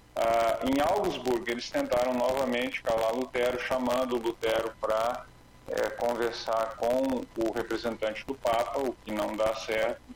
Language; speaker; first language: Portuguese; native; Portuguese